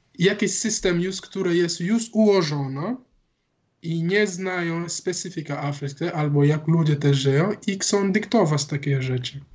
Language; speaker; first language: Polish; non-native, learner; Wolof